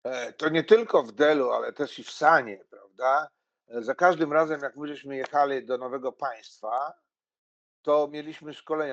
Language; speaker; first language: Polish; native; Polish